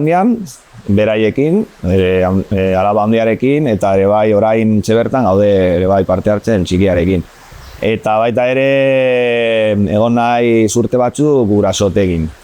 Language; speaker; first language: Basque; non-native, local second language; Spanish